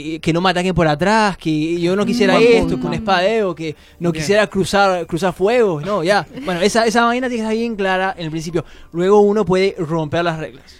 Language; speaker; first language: Spanish; native; Spanish